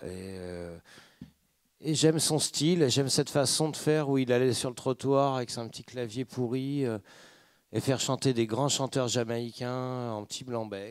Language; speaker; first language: French; native; French